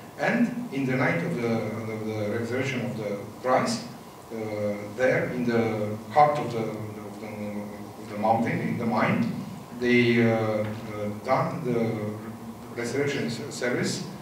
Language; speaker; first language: English; non-native, fluent; Romanian